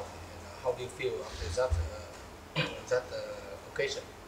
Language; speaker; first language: English; non-native, fluent; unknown